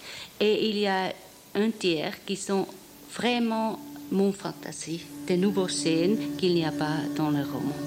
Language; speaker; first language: French; non-native, fluent; German